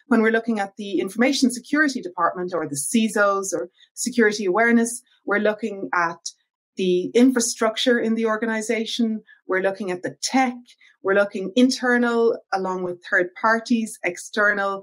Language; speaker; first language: English; native; English